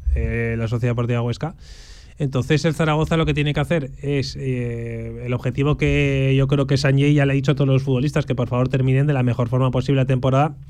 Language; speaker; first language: Spanish; native; Spanish